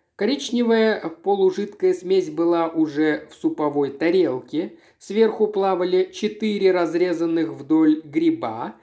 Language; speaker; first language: Russian; native; Russian